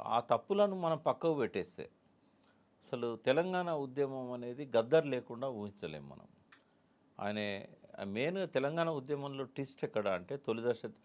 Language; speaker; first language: Telugu; native; Telugu